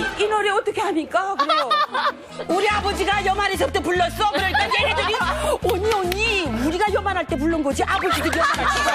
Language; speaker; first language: Korean; native; Korean